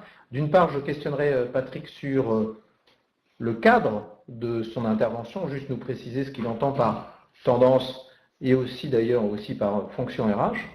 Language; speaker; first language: French; native; French